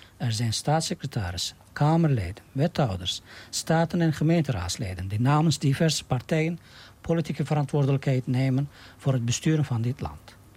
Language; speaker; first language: Dutch; non-native, fluent; Turkish